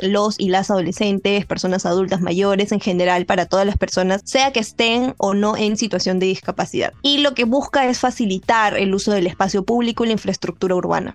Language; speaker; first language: Spanish; native; Spanish